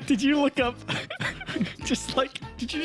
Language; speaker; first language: English; native; English